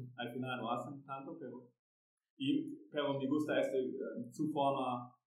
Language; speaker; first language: Spanish; non-native, learner; German